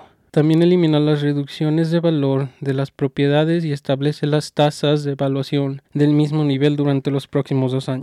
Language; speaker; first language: Spanish; early bilingual, other home language; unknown